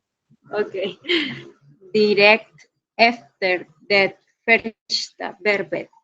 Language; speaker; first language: Swedish; non-native, learner; Spanish